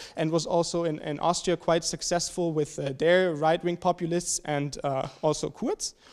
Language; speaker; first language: English; non-native, fluent; German